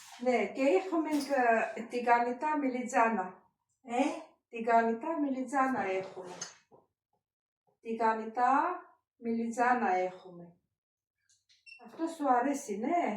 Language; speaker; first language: Greek; non-native, learner; Armenian